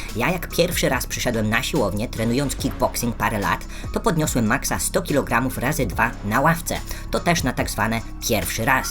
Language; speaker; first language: Polish; native; Polish